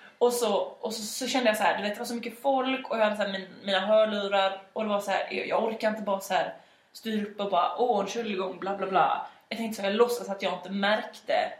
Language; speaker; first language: Swedish; native; Swedish